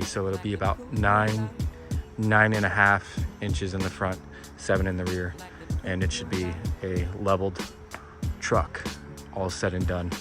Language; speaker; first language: English; native; English